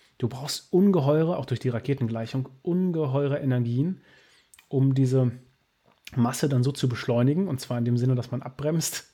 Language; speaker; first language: German; native; German